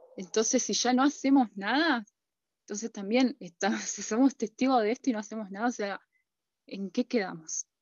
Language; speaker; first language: Spanish; non-native, local second language; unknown